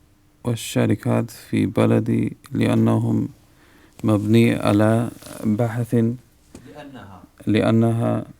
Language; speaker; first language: Arabic; non-native, learner; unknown